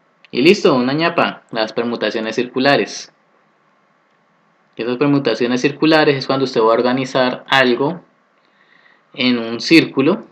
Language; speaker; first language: Spanish; native; Spanish